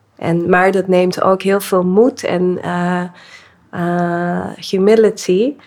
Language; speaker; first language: Dutch; early bilingual, other home language; English